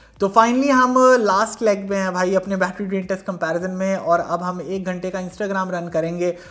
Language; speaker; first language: Hindi; native; Hindi